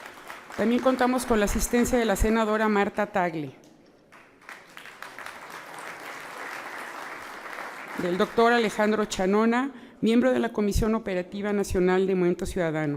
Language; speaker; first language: Spanish; native; Spanish